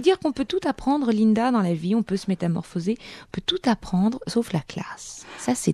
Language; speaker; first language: French; native; French